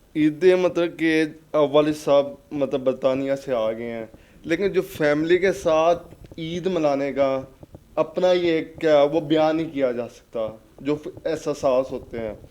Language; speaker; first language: Urdu; non-native, local second language; Punjabi